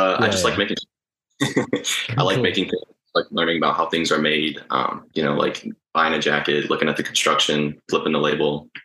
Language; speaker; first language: English; native; English